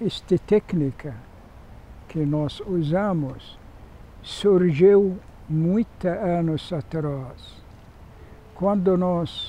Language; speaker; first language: Portuguese; non-native, fluent; Arabic